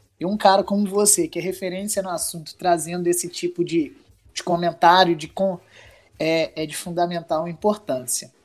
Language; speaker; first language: Portuguese; native; Portuguese